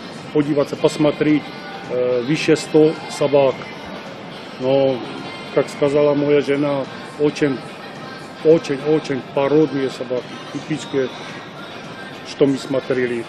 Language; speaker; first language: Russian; non-native, learner; Czech